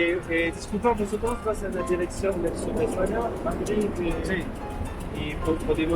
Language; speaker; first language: Spanish; non-native, learner; French